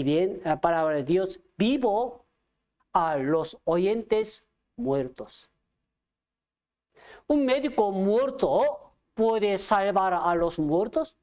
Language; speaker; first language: Spanish; non-native, fluent; Korean